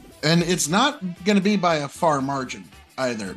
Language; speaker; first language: English; native; English